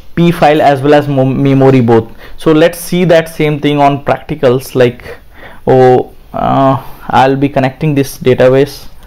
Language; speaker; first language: English; non-native, local second language; Hindi